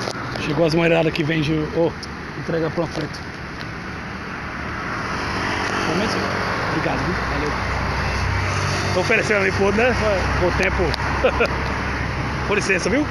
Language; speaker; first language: Portuguese; native; Portuguese